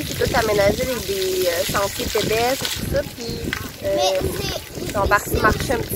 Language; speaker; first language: French; native; French